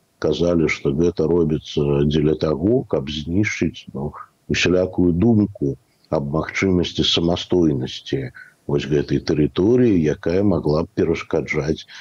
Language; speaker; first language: Belarusian; native; Belarusian